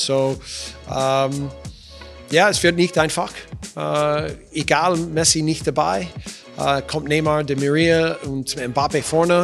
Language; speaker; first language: German; non-native, learner; English